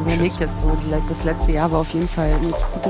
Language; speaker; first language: German; native; German